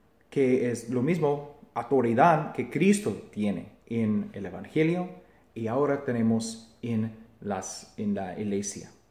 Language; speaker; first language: Spanish; non-native, fluent; English